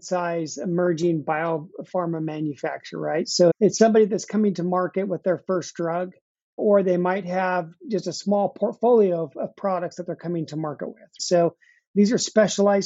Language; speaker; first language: English; native; English